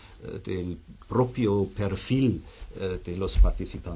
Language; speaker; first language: Spanish; non-native, fluent; German